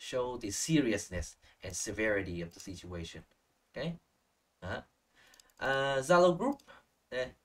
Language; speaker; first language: English; non-native, fluent; Vietnamese